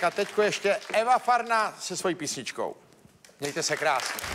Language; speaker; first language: Czech; native; Czech